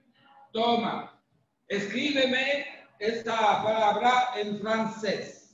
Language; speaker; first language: Spanish; non-native, fluent; French